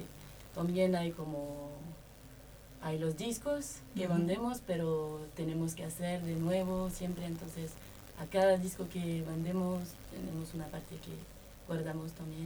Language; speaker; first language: Spanish; non-native, learner; French